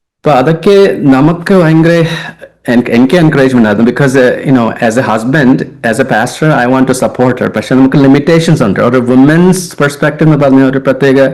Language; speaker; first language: Malayalam; early bilingual, heritage; Hindi